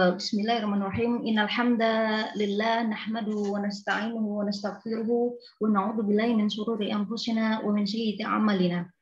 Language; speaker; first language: Arabic; non-native, fluent; Indonesian